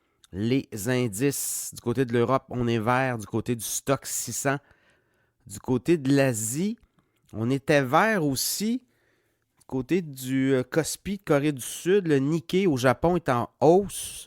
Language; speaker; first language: French; native; French